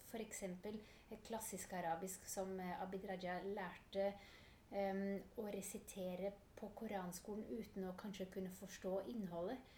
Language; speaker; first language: Norwegian; non-native, fluent; Dutch